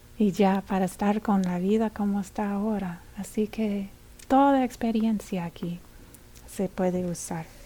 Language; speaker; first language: Spanish; non-native, fluent; English